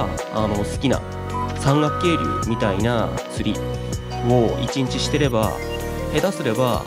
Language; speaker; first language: Japanese; native; Japanese